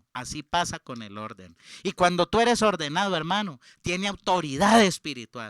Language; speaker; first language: Spanish; native; Spanish